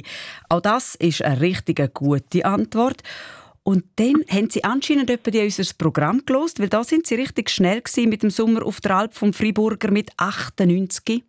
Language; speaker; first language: German; native; German